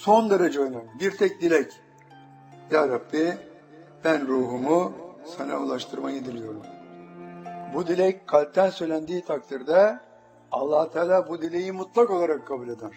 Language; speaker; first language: Turkish; native; Turkish